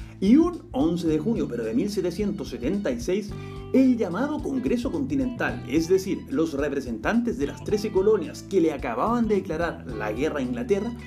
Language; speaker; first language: Spanish; native; Spanish